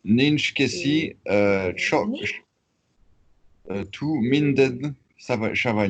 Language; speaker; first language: Hungarian; non-native, learner; French